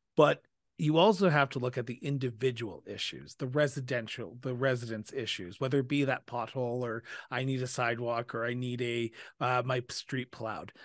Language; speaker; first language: English; native; English